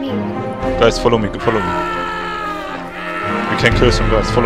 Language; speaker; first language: English; non-native, fluent; German